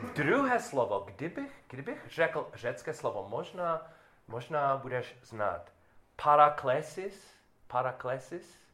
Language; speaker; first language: Czech; non-native, learner; English